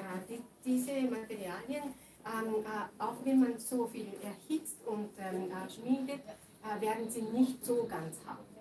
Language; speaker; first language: German; non-native, fluent; Japanese